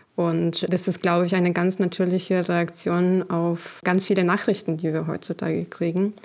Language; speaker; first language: German; non-native, fluent; Ukrainian